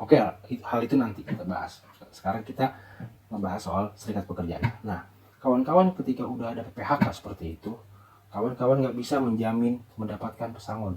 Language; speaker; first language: Indonesian; native; Indonesian